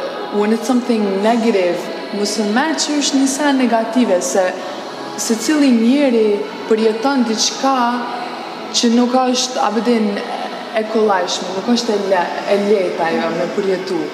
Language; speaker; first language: Albanian; early bilingual, heritage; Albanian